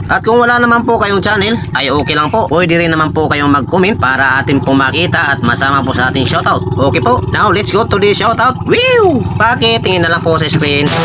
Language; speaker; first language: Filipino; non-native, local second language; Cebuano